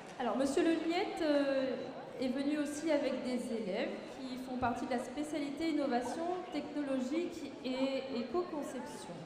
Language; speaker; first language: French; native; French